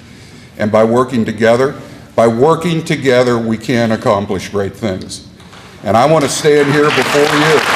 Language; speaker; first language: English; native; English